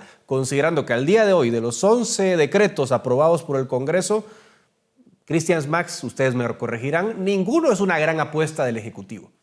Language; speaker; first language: Spanish; native; Spanish